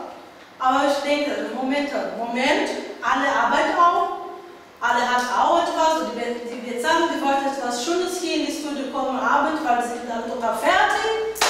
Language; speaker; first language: German; non-native, learner; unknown